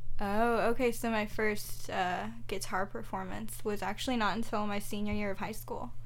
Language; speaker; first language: English; native; English